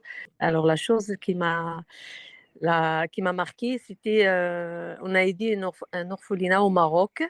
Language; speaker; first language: French; non-native, fluent; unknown